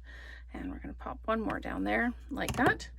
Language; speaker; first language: English; native; English